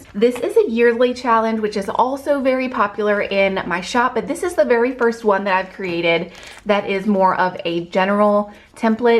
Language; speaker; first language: English; native; English